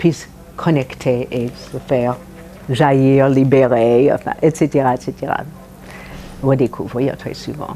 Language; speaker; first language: French; non-native, fluent; English